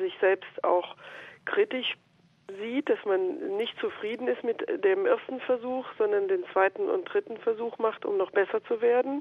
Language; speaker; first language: German; native; German